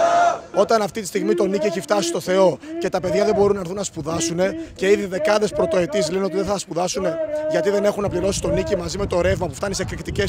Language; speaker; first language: Greek; native; Greek